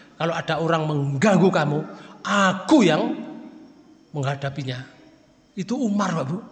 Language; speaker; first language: Indonesian; non-native, local second language; Javanese